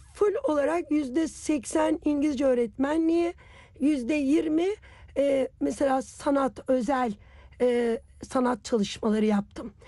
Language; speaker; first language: Turkish; native; Turkish